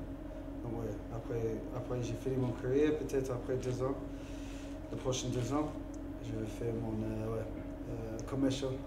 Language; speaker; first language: French; non-native, learner; English